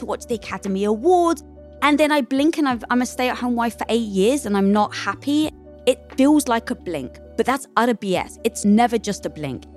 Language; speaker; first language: English; native; English